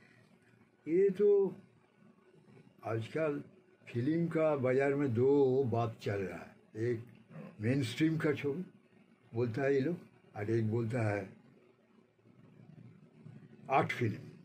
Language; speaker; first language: Hindi; non-native, local second language; Bangla